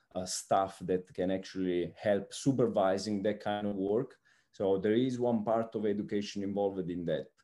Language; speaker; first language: English; non-native, fluent; Italian